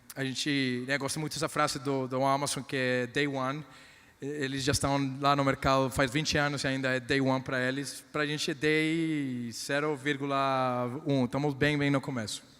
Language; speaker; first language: Portuguese; non-native, fluent; Spanish